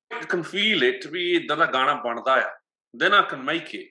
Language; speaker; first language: Punjabi; early bilingual, heritage; Punjabi